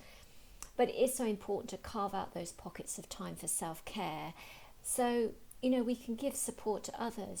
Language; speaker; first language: English; native; English